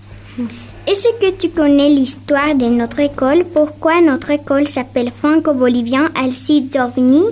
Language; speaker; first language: French; non-native, learner; Spanish